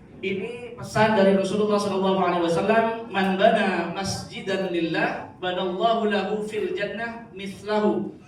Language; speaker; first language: Indonesian; native; Indonesian